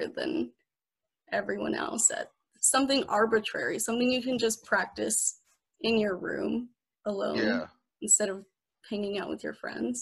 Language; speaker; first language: English; native; English